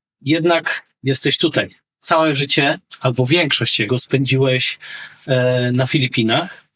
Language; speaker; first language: Polish; native; Polish